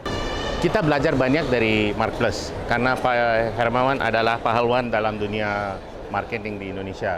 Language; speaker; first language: Indonesian; non-native, fluent; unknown